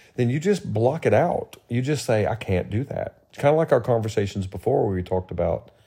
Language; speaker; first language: English; native; English